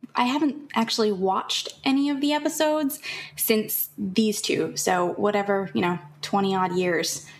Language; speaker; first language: English; native; English